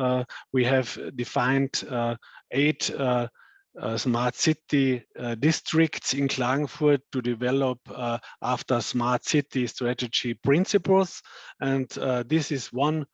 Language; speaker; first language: English; non-native, fluent; German